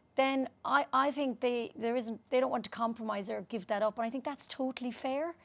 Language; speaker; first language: English; native; English